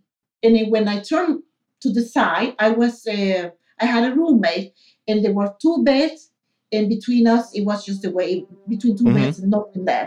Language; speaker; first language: English; non-native, fluent; Spanish